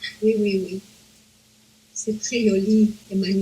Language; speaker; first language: French; non-native, fluent; Spanish